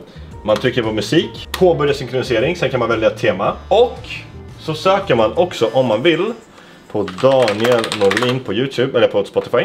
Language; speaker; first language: Swedish; native; Swedish